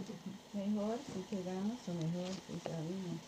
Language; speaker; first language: Spanish; non-native, learner; English